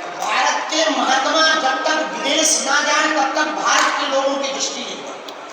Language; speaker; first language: Hindi; native; Hindi